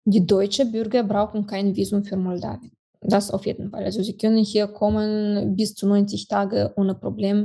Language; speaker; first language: German; non-native, fluent; Romanian